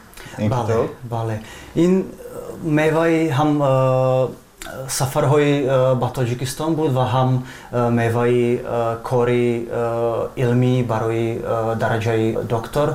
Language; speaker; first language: Persian; non-native, fluent; Czech